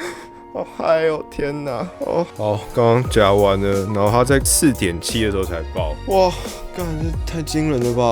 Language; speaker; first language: Chinese; native; Chinese